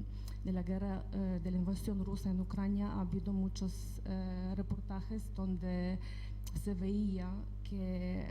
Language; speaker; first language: Spanish; non-native, fluent; Ukrainian